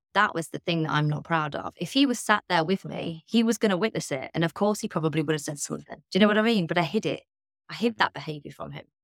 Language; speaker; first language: English; native; English